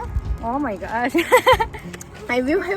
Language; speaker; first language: English; non-native, learner; Thai